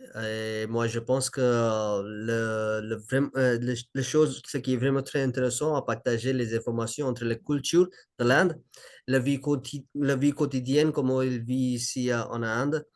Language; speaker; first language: French; non-native, learner; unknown